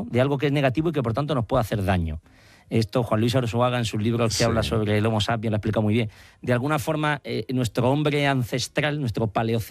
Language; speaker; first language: Spanish; native; Spanish